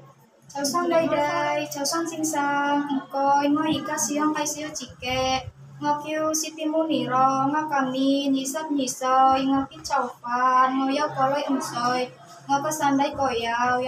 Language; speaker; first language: Cantonese; non-native, learner; Indonesian